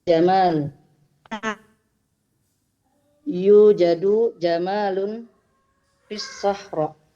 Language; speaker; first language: Arabic; non-native, learner; Indonesian